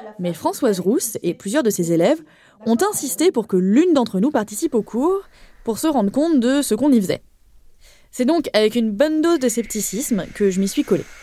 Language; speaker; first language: French; native; French